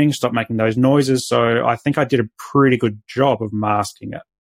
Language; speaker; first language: English; native; English